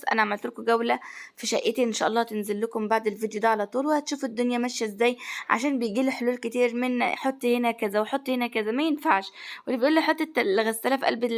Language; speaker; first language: Arabic; native; Arabic